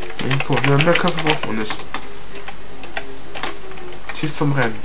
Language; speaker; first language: German; native; German